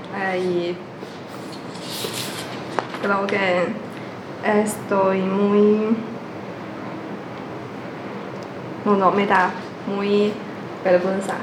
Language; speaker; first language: Spanish; non-native, learner; Chinese